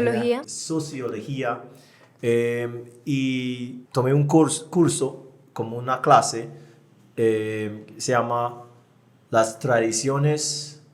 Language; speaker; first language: Spanish; non-native, fluent; English